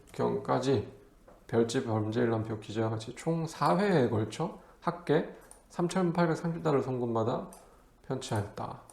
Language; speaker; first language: Korean; native; Korean